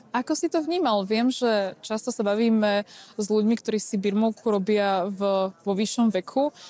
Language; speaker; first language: Slovak; native; Slovak